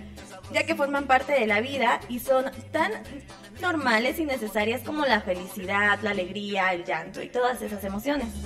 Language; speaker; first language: Spanish; native; Spanish